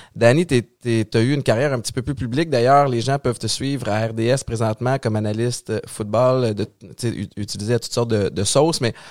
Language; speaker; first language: French; native; French